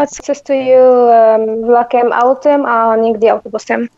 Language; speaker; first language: Czech; non-native, learner; Arabic